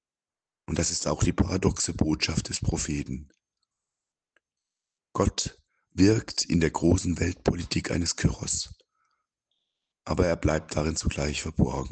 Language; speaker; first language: German; native; German